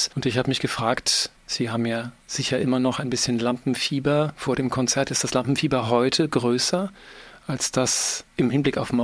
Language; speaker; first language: German; native; German